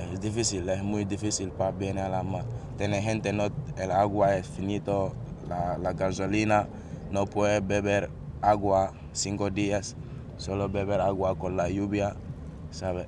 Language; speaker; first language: Spanish; non-native, learner; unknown